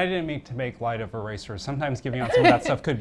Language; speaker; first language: English; native; English